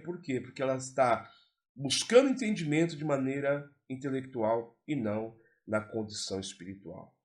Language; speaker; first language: Portuguese; native; Portuguese